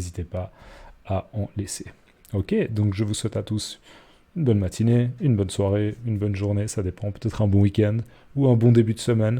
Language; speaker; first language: French; native; French